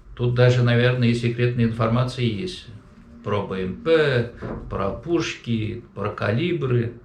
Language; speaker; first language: Russian; non-native, local second language; Chuvash